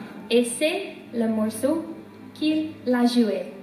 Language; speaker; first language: French; non-native, learner; English